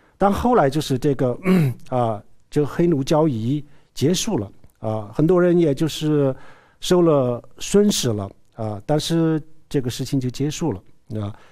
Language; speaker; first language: Chinese; non-native, local second language; Tibetan